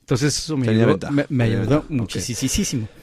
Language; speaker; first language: Spanish; native; Spanish